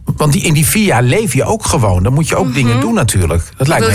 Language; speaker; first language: Dutch; native; Dutch